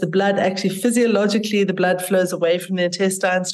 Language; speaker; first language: English; native; English